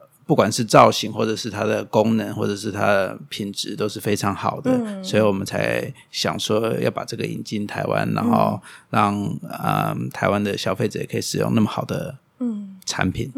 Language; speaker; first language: Chinese; non-native, fluent; German